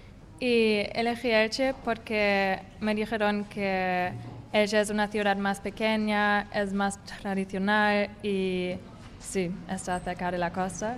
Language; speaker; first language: Spanish; non-native, fluent; German